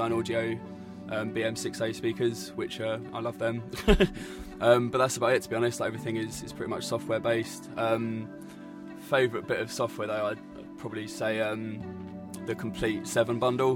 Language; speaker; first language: English; native; English